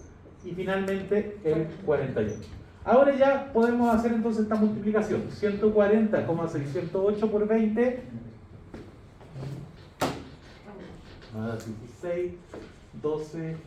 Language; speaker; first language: Spanish; native; Spanish